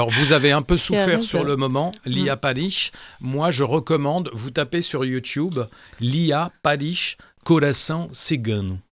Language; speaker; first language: French; native; French